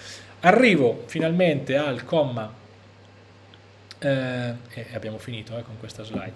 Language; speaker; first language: Italian; native; Italian